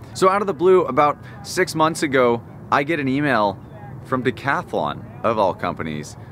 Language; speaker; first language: English; native; English